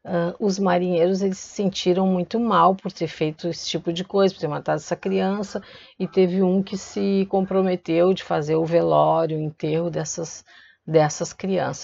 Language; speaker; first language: Portuguese; native; Portuguese